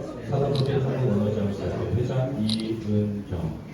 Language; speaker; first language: Korean; native; Korean